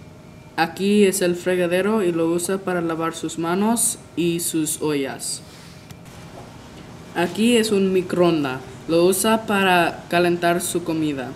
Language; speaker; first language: Spanish; non-native, learner; English